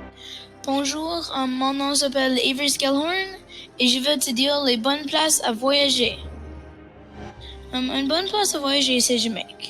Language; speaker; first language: French; non-native, local second language; English